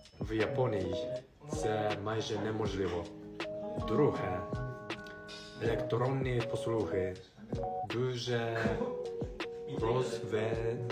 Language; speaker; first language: Ukrainian; non-native, learner; Japanese